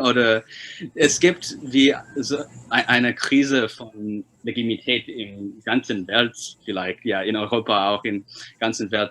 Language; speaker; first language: German; non-native, fluent; Chinese